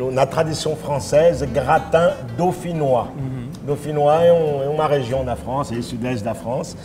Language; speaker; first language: Portuguese; non-native, fluent; French